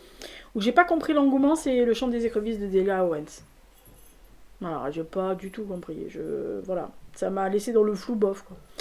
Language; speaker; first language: French; native; French